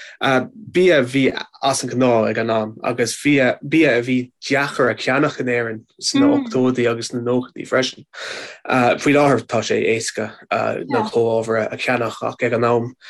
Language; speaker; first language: Irish; non-native, local second language; English